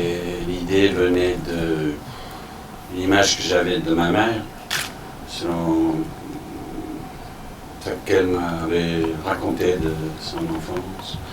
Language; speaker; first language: French; non-native, fluent; Danish